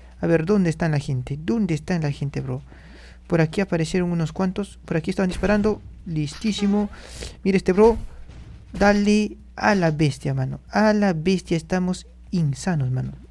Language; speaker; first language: Spanish; native; Spanish